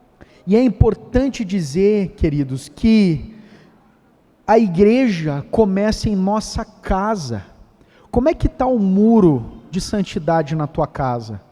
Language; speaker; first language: Portuguese; native; Portuguese